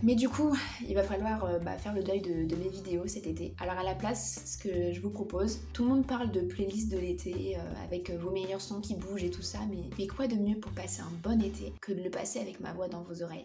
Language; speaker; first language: French; native; French